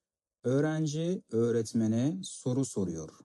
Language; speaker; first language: Turkish; non-native, fluent; Kazakh